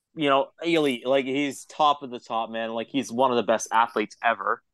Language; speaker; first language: English; native; English